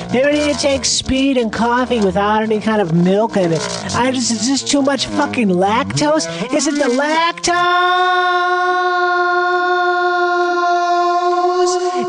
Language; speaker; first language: English; native; English